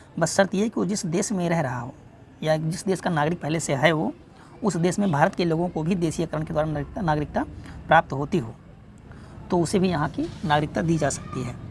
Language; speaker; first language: Hindi; native; Hindi